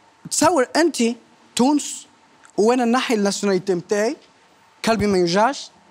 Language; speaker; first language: Arabic; non-native, fluent; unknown